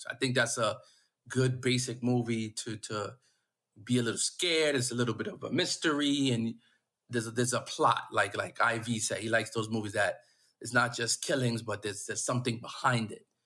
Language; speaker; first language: English; native; English